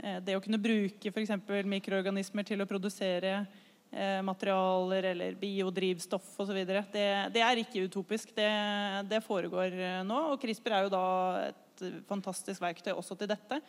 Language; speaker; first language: Norwegian; native; Norwegian